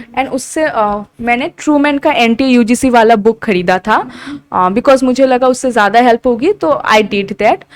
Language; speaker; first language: Hindi; non-native, local second language; Assamese